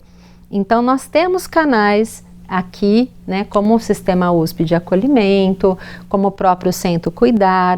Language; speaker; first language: Portuguese; native; Portuguese